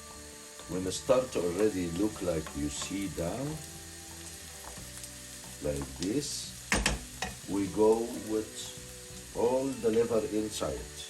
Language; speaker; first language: English; non-native, learner; Arabic